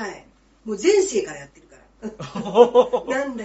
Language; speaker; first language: Japanese; native; Japanese